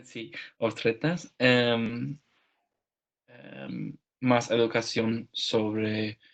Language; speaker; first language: Spanish; non-native, learner; English